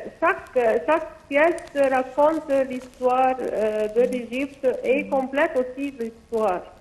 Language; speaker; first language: French; non-native, local second language; Arabic